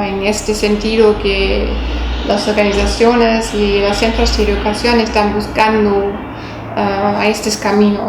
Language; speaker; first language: Spanish; non-native, fluent; German